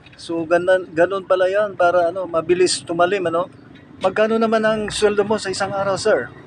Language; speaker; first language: Filipino; non-native, local second language; Pangasinan